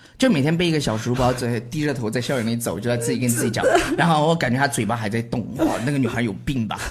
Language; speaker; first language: Chinese; native; Chinese